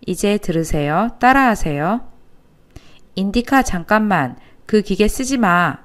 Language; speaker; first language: Korean; native; Korean